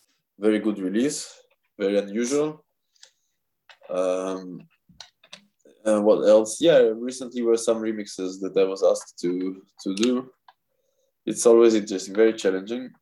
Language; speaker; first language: English; non-native, fluent; Russian